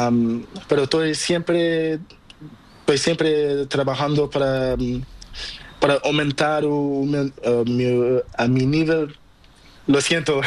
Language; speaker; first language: Spanish; non-native, local second language; Portuguese